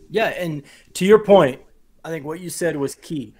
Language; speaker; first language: English; native; English